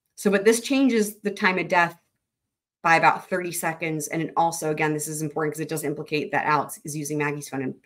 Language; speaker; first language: English; native; English